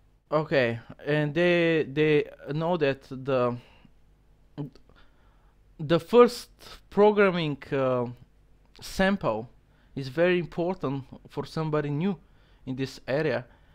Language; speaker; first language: English; non-native, learner; Bulgarian